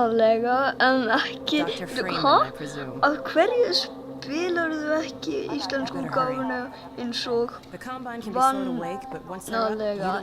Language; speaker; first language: Icelandic; early bilingual, heritage; Swedish